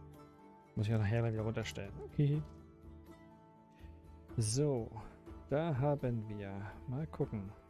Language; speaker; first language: German; native; German